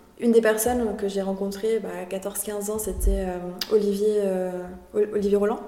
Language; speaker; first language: French; early bilingual, other home language; Spanish